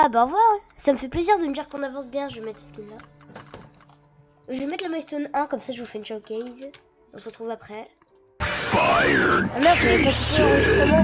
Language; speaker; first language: French; native; French